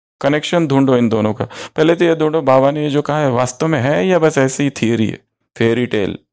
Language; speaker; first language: Hindi; native; Hindi